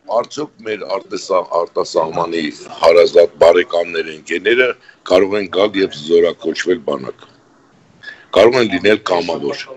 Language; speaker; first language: Armenian; native; Armenian